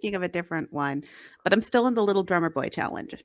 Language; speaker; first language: English; native; English